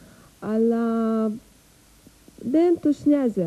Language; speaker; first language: Greek; non-native, learner; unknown